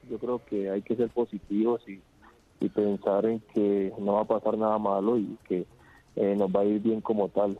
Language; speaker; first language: Spanish; native; Spanish